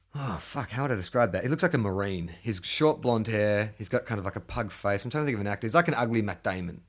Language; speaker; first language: English; native; English